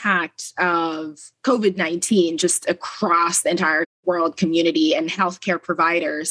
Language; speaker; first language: English; non-native, local second language; Filipino